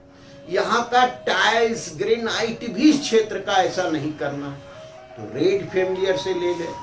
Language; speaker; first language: Hindi; native; Hindi